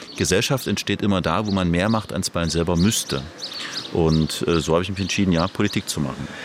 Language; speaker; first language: German; non-native, local second language; Upper Sorbian